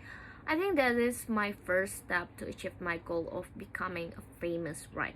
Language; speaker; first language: English; non-native, learner; Indonesian